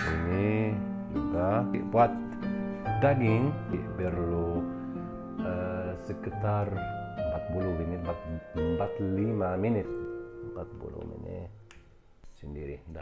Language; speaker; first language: Indonesian; non-native, learner; Arabic